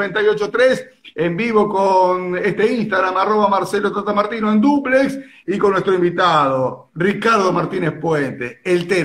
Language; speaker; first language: Spanish; native; Spanish